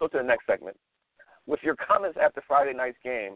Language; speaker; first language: English; native; English